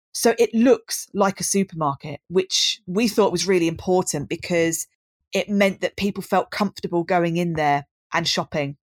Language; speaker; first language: English; native; English